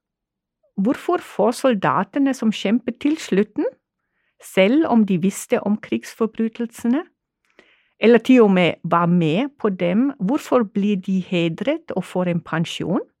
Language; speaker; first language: Norwegian; non-native, fluent; German